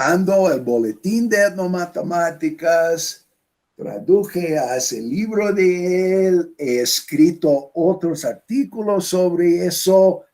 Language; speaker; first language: Spanish; non-native, fluent; English